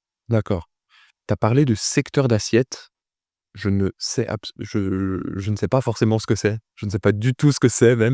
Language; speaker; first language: French; native; French